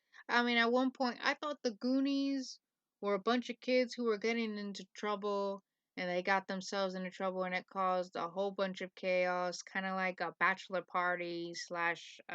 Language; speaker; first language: English; native; English